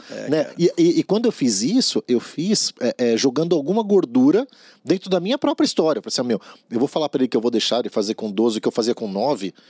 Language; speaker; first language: Portuguese; native; Portuguese